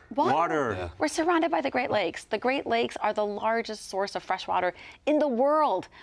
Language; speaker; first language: English; native; English